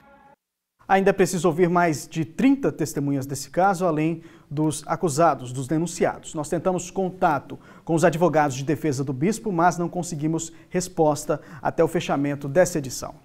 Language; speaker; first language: Portuguese; native; Portuguese